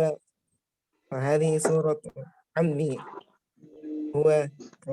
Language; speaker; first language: Arabic; non-native, learner; Indonesian